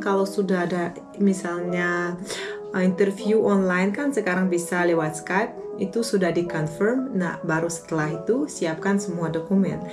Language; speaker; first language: Indonesian; non-native, fluent; Russian